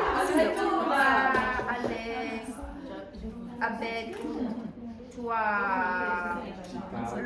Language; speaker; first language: French; non-native, learner; English